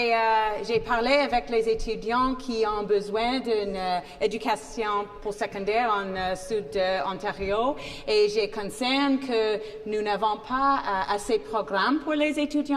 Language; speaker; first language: French; non-native, learner; English